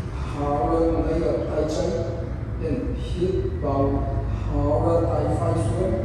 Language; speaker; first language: Vietnamese; non-native, learner; Hindi